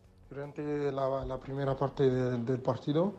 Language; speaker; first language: Spanish; non-native, learner; French